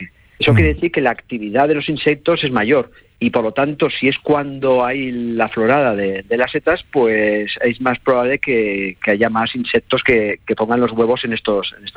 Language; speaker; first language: Spanish; native; Spanish